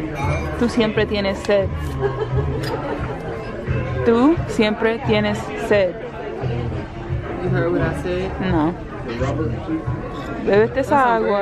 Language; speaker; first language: Spanish; early bilingual, heritage; Spanish